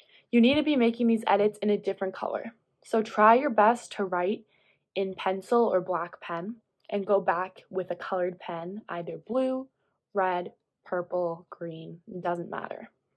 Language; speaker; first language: English; native; English